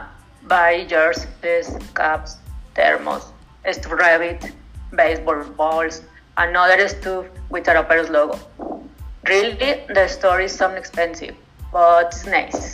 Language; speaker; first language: English; non-native, learner; Spanish